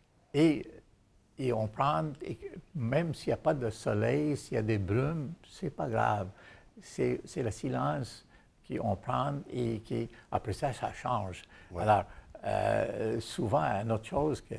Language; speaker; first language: French; non-native, fluent; Bangla